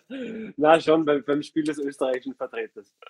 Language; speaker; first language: German; native; German